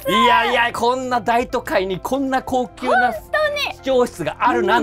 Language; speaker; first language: Japanese; native; Japanese